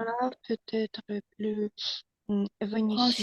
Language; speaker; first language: French; non-native, learner; Russian